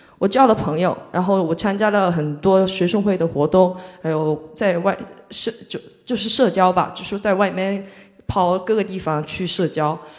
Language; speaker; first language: Chinese; non-native, fluent; Korean